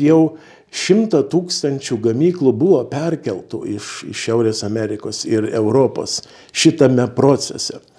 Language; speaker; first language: Lithuanian; early bilingual, heritage; Lithuanian